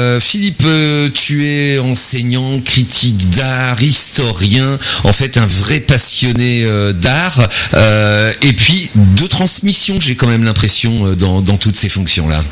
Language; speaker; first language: French; native; French